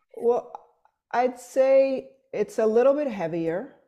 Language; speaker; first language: English; non-native, fluent; Swedish